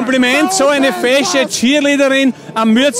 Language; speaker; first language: German; native; German